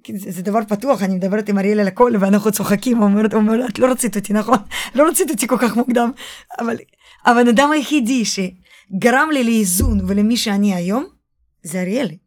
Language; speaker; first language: Hebrew; early bilingual, other home language; Russian